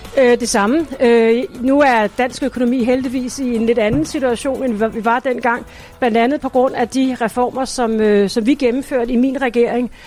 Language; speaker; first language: Danish; native; Danish